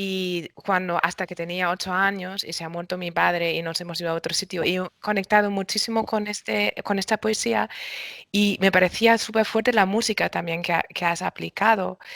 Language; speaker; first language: Spanish; non-native, fluent; German